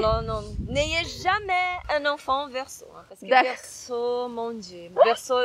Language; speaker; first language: French; non-native, fluent; Portuguese